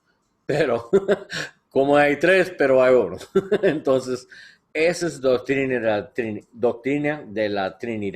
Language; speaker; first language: Spanish; non-native, learner; English